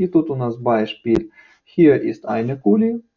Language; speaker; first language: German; non-native, fluent; Ukrainian